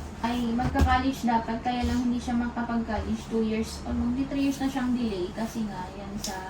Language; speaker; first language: Filipino; non-native, local second language; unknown